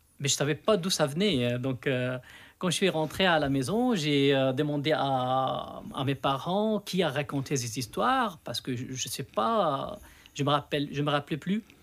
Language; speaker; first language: French; non-native, local second language; Arabic